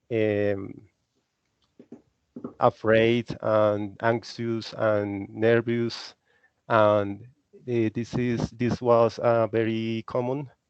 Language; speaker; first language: English; non-native, learner; Spanish